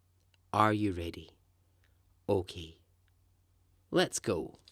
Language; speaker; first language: English; native; English